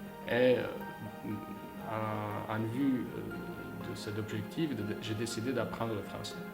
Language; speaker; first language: French; non-native, fluent; Slovak